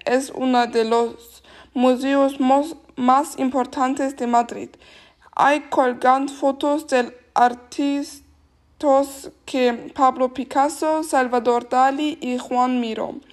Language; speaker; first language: Spanish; non-native, learner; German